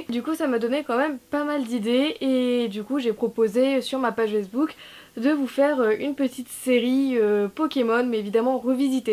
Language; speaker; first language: French; native; French